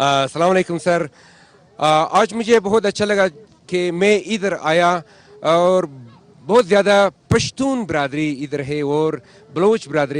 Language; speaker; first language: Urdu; non-native, local second language; Persian